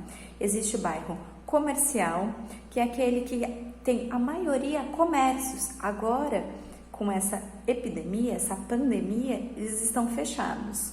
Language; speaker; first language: Portuguese; native; Portuguese